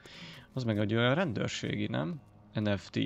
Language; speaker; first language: Hungarian; native; Hungarian